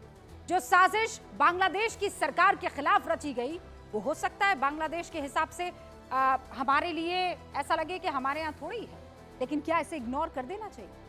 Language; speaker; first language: Hindi; native; Hindi